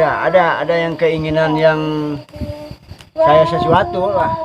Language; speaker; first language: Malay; non-native, local second language; Sundanese